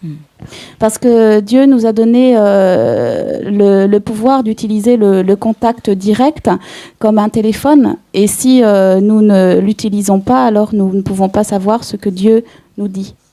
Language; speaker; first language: French; native; French